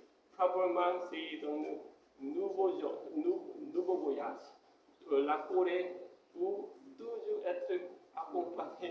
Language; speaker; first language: French; non-native, fluent; Korean